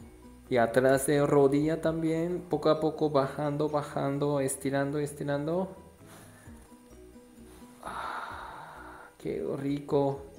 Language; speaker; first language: Spanish; non-native, learner; Japanese